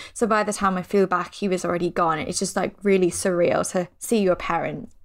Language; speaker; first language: English; non-native, fluent; Thai